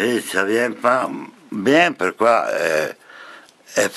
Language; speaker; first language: French; non-native, learner; Italian